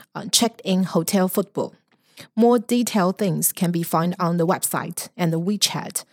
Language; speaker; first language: English; non-native, fluent; Chinese